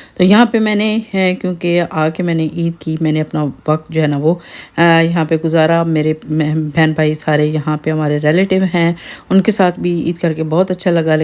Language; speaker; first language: Urdu; non-native, local second language; Pahari-Potwari